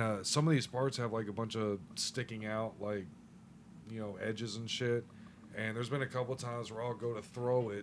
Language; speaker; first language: English; native; English